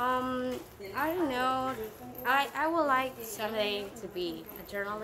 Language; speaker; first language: English; non-native, fluent; Spanish